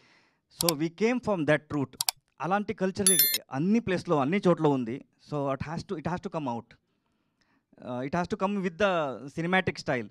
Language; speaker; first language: Telugu; non-native, learner; Kannada